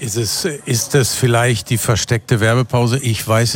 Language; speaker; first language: German; native; German